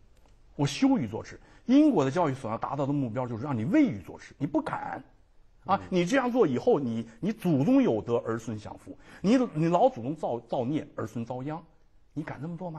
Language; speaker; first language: Chinese; native; Chinese